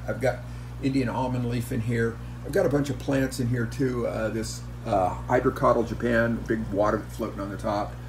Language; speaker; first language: English; native; English